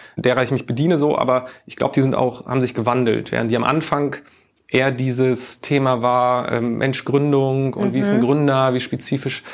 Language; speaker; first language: German; native; German